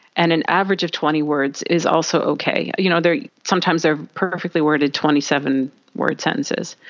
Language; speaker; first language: English; native; English